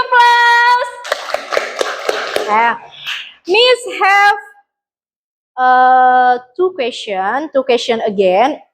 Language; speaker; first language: English; non-native, learner; Indonesian